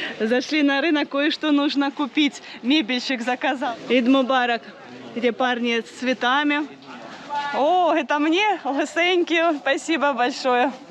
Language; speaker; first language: Russian; native; Russian